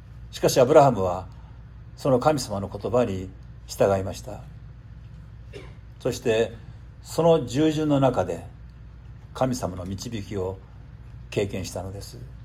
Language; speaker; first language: Japanese; native; Japanese